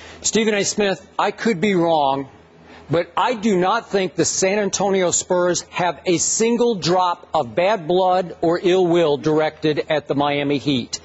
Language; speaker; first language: English; native; English